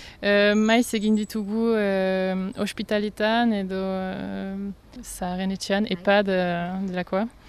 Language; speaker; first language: Basque; non-native, local second language; French